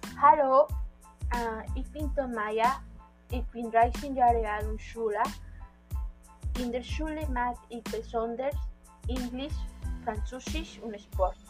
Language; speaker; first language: German; non-native, learner; Spanish